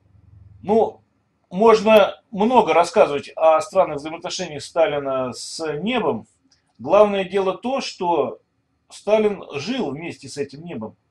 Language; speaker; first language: Russian; native; Russian